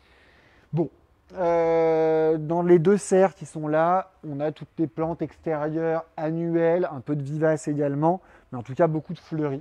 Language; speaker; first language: French; native; French